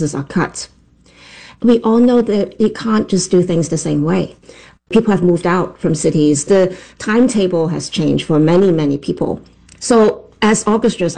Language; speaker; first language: English; non-native, local second language; Cantonese